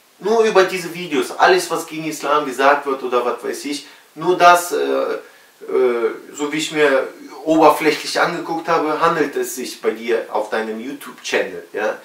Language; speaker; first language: German; early bilingual, other home language; Russian